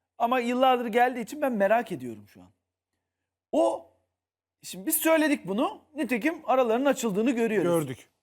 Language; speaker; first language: Turkish; native; Turkish